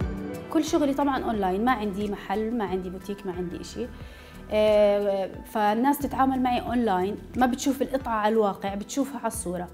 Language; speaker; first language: Arabic; native; Arabic